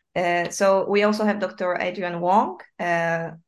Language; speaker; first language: English; non-native, fluent; Polish